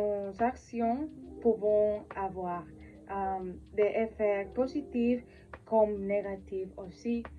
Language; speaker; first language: French; non-native, learner; Spanish